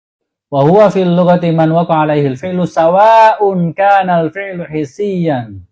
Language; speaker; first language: Arabic; non-native, fluent; Indonesian